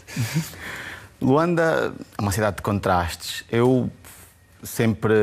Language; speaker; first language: Portuguese; native; Portuguese